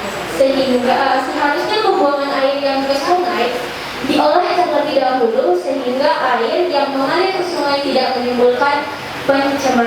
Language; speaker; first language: Indonesian; native; Indonesian